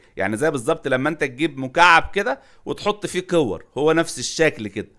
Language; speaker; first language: Arabic; native; Arabic